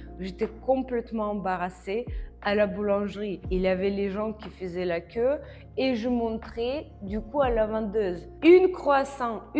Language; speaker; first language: French; non-native, fluent; Russian